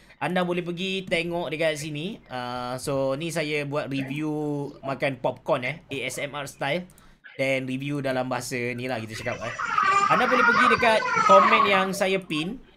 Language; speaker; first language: Malay; native; Malay